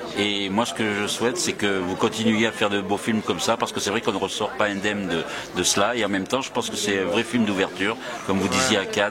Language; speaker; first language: French; native; French